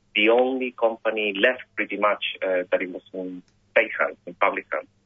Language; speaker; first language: English; non-native, fluent; Spanish